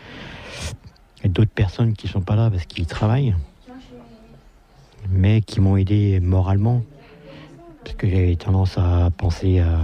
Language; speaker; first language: French; native; French